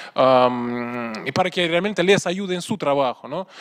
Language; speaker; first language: Spanish; non-native, fluent; Russian